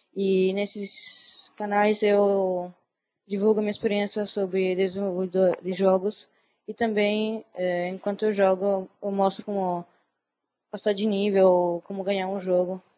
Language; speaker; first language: Portuguese; early bilingual, other home language; Italian